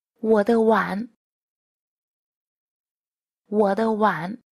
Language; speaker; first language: Chinese; non-native, fluent; Vietnamese